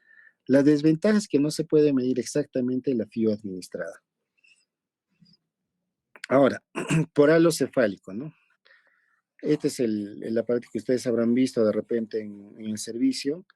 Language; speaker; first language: Spanish; native; Spanish